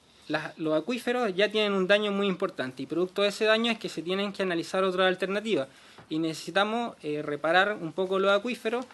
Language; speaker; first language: Spanish; native; Spanish